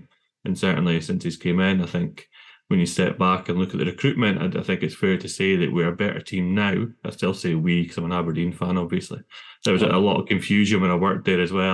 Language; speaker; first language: English; native; English